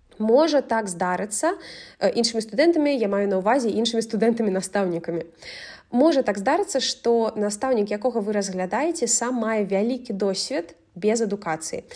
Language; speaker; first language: Belarusian; native; Belarusian